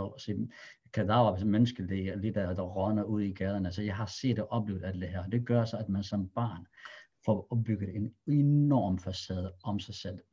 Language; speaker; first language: Danish; early bilingual, other home language; Arabic